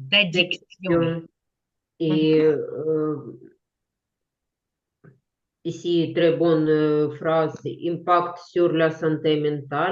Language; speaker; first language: French; non-native, learner; Ukrainian